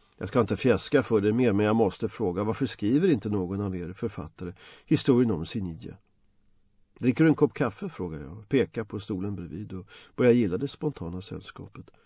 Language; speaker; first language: Swedish; non-native, fluent; Bosnian